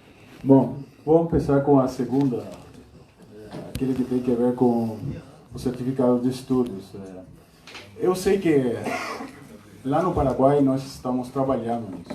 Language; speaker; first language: Portuguese; non-native, fluent; Spanish